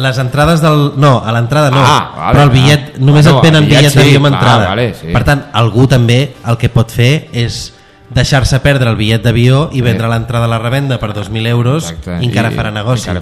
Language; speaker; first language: Catalan; native; Catalan